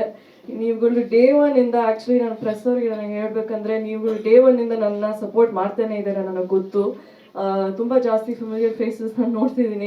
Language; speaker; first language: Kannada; early bilingual, heritage; Kannada